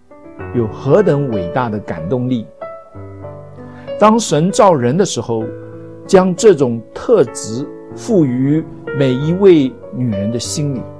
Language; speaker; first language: Chinese; native; Chinese